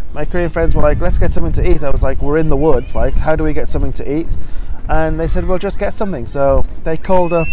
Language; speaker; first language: English; native; English